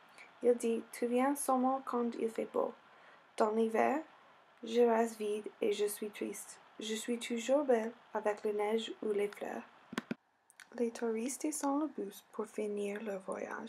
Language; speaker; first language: French; non-native, learner; English